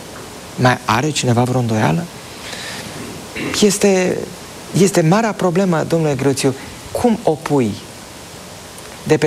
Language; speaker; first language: Romanian; native; Romanian